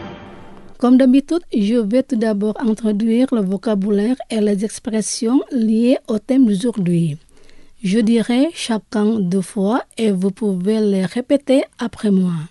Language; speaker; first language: French; non-native, fluent; Indonesian